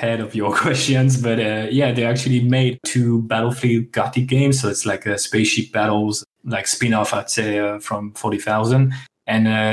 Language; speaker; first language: English; non-native, fluent; French